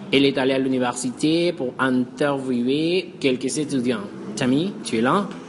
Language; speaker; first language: French; non-native, fluent; Spanish